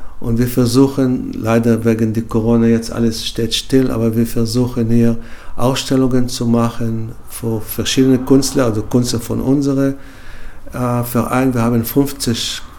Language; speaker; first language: German; non-native, fluent; Hebrew